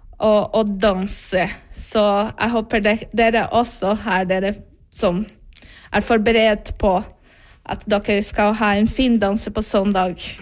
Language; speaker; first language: Norwegian; non-native, fluent; Portuguese